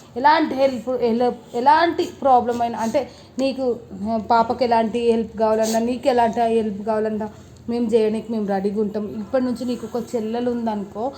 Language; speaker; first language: Telugu; native; Telugu